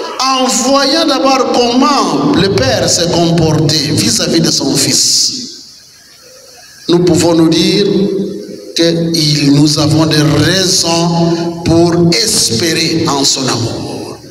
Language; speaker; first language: French; non-native, local second language; Kituba (Democratic Republic of Congo)